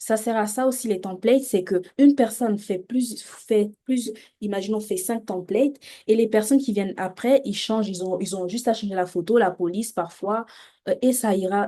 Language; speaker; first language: French; native; French